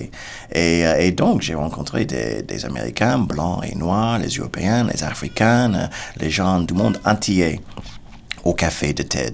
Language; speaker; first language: French; non-native, fluent; English